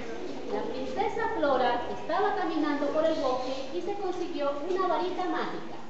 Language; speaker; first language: Spanish; native; Spanish